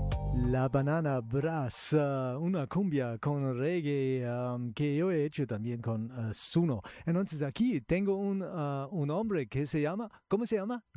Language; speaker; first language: Spanish; non-native, fluent; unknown